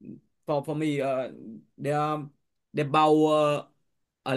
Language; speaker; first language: English; non-native, learner; Vietnamese